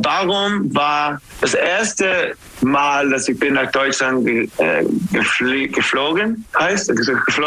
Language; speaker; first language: German; non-native, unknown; English